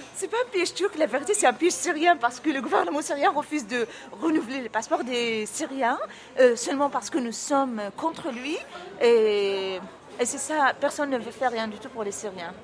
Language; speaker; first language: French; non-native, fluent; Arabic